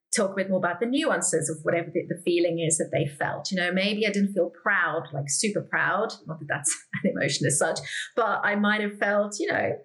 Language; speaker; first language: English; native; English